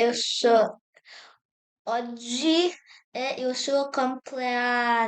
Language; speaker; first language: Italian; non-native, learner; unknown